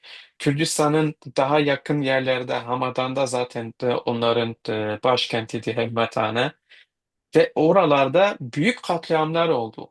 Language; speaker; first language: Turkish; non-native, fluent; Kurdish